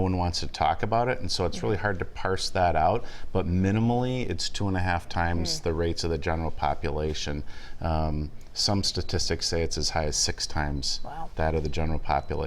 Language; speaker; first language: English; native; English